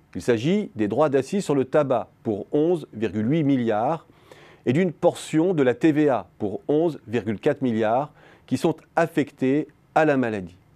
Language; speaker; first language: French; native; French